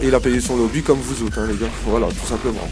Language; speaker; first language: French; native; French